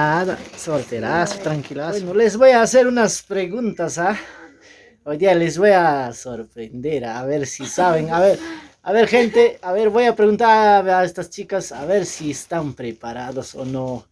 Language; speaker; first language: Spanish; native; Spanish